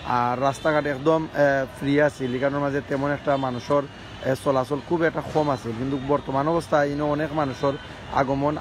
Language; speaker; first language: Bangla; native; Bangla